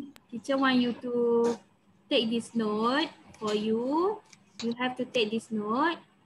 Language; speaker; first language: English; non-native, local second language; Malay